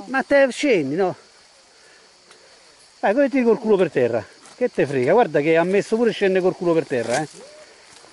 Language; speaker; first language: Italian; native; Italian